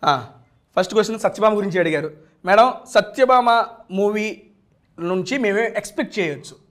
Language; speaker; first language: Telugu; native; Telugu